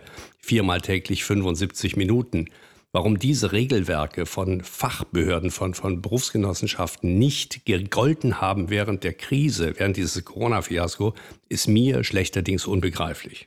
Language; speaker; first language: German; native; German